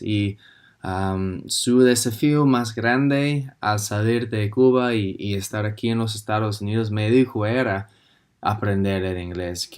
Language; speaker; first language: Spanish; non-native, fluent; English